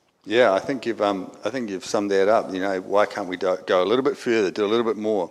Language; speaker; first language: English; native; English